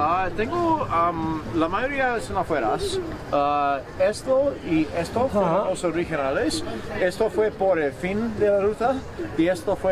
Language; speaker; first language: Spanish; non-native, fluent; English